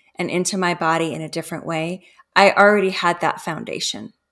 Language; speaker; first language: English; early bilingual, other home language; Spanish